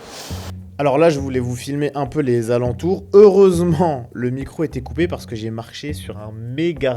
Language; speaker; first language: French; native; French